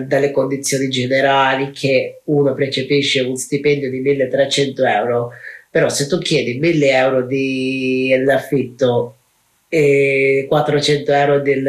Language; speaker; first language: Italian; non-native, fluent; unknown